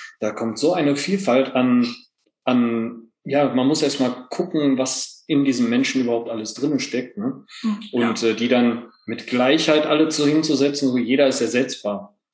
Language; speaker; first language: German; native; German